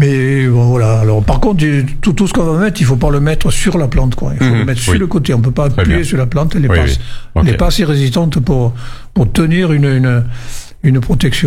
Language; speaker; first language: French; native; French